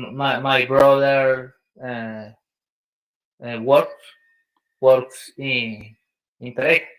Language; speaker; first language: English; non-native, learner; Spanish